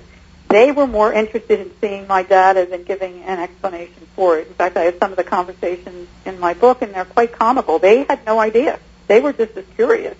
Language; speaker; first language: English; native; English